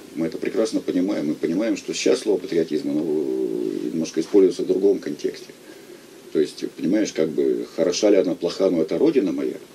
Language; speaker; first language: Russian; native; Russian